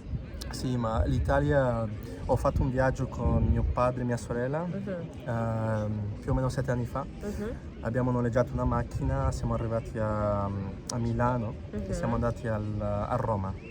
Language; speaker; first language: Italian; non-native, fluent; Spanish